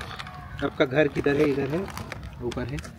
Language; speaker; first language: Hindi; non-native, learner; Bangla